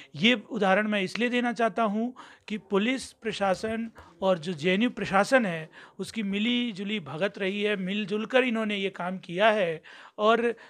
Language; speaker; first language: Hindi; native; Hindi